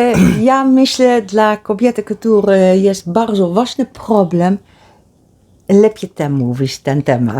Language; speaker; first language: Polish; early bilingual, heritage; Polish